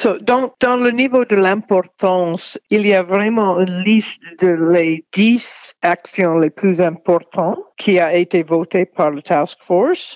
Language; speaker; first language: French; non-native, fluent; English